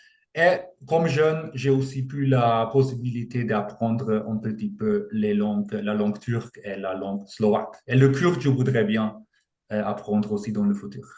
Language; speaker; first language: French; non-native, fluent; German